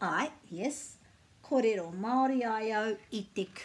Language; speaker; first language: Māori; non-native, local second language; English